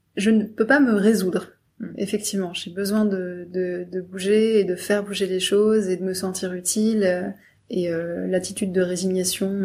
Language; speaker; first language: French; native; French